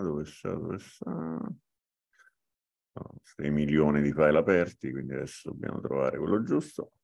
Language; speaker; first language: Italian; native; Italian